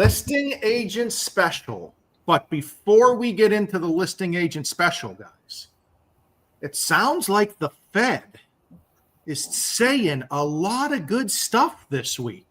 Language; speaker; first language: English; native; English